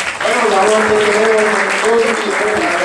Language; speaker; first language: Spanish; non-native, learner; French